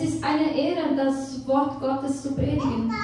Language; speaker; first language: German; non-native, fluent; Portuguese